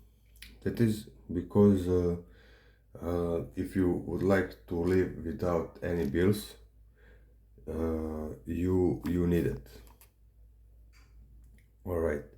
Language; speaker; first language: English; non-native, learner; Serbian